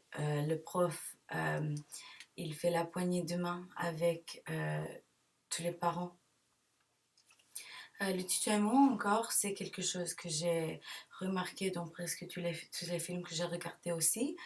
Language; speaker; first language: French; non-native, learner; English